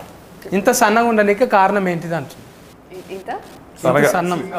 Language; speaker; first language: Telugu; native; Telugu